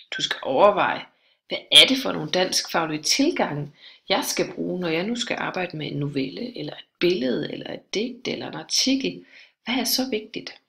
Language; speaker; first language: Danish; native; Danish